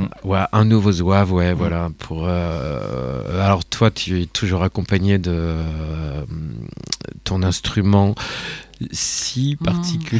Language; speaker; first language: French; native; French